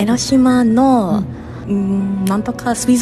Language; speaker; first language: Japanese; non-native, learner; English